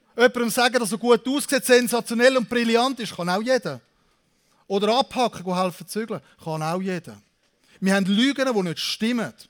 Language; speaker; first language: German; native; German